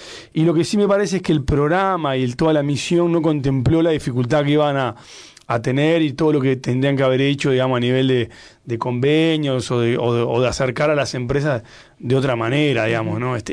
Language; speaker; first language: Spanish; native; Spanish